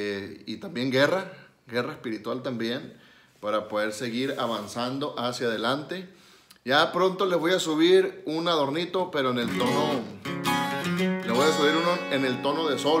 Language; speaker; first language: Spanish; native; Spanish